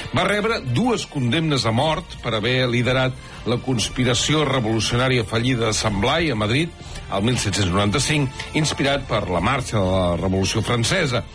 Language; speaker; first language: Catalan; native; Catalan